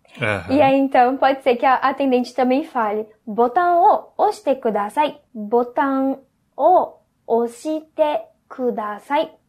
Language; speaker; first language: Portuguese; native; Portuguese